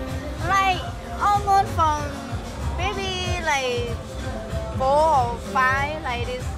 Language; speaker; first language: English; non-native, learner; Thai